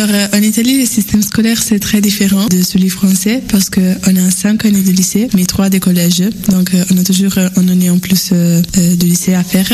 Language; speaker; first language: French; non-native, fluent; Italian